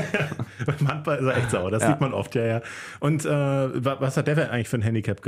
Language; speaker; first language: German; native; German